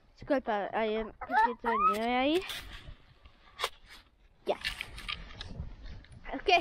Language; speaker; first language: Spanish; early bilingual, heritage; Spanish